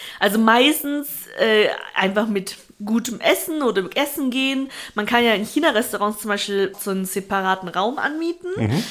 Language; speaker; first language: German; early bilingual, other home language; Chinese